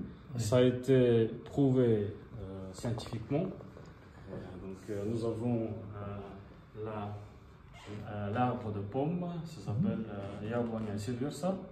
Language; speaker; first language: French; non-native, fluent; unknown